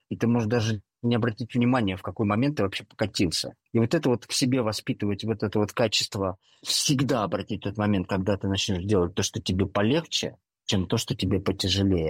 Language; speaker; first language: Russian; native; Russian